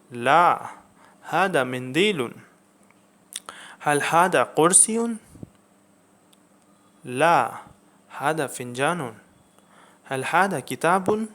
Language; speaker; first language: Arabic; non-native, fluent; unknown